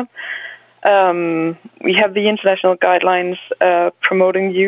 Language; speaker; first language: English; non-native, fluent; Danish